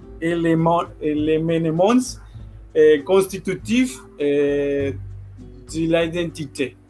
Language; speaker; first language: French; non-native, learner; Spanish